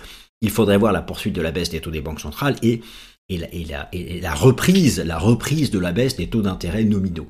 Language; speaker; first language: French; native; French